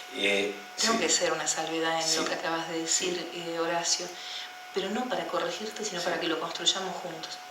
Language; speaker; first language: Spanish; native; Spanish